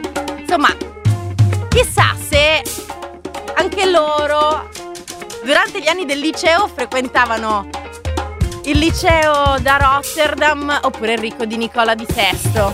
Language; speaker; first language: Italian; native; Italian